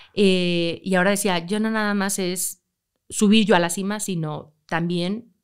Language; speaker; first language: Spanish; native; Spanish